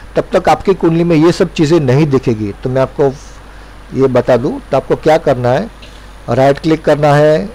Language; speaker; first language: Hindi; non-native, local second language; Gujarati